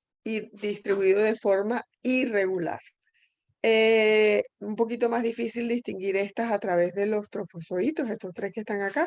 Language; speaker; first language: Spanish; native; Spanish